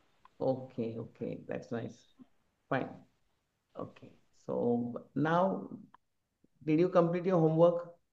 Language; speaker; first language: English; non-native, local second language; Marathi